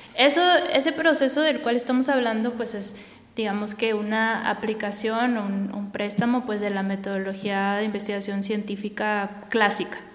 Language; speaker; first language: Spanish; native; Spanish